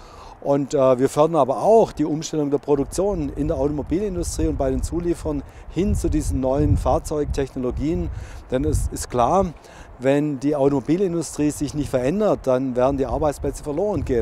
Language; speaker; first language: German; native; German